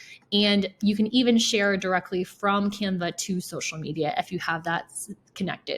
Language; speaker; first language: English; native; English